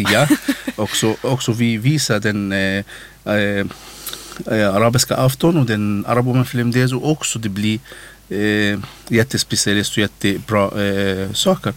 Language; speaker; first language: Swedish; non-native, learner; Arabic